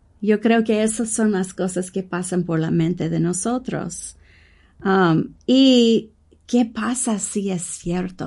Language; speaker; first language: Spanish; non-native, learner; English